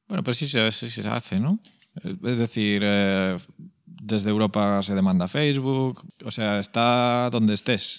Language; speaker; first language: Spanish; native; Spanish